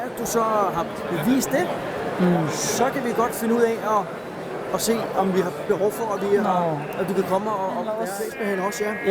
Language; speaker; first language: Danish; native; Danish